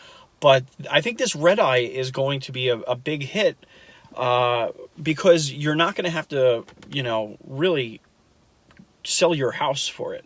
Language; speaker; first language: English; native; English